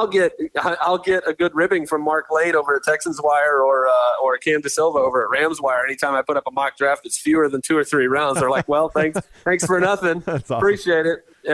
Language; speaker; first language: English; native; English